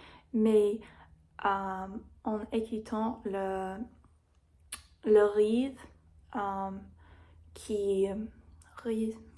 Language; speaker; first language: French; non-native, learner; English